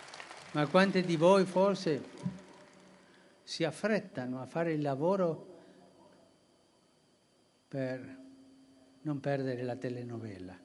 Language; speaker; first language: Italian; non-native, fluent; Spanish